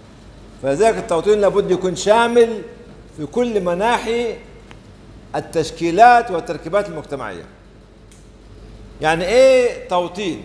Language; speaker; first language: Arabic; native; Arabic